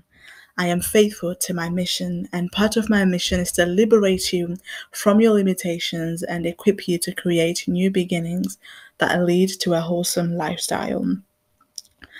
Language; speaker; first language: English; non-native, local second language; Shona